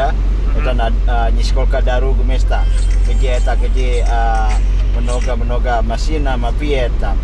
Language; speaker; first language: Russian; non-native, learner; Indonesian